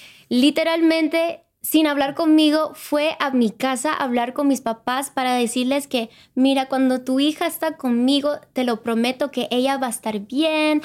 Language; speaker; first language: Spanish; early bilingual, other home language; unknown